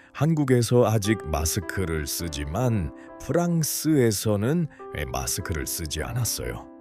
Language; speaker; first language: Korean; non-native, learner; Uzbek